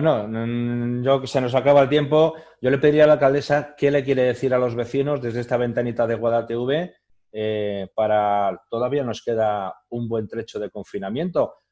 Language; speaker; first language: Spanish; native; Spanish